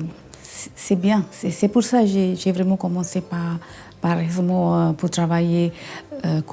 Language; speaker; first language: French; non-native, learner; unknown